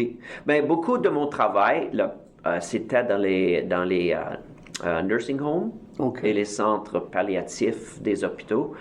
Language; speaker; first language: French; native; French